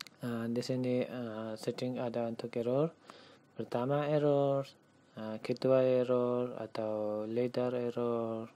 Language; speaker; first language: Indonesian; non-native, learner; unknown